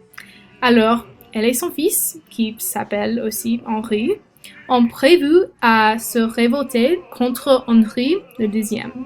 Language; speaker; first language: French; non-native, learner; English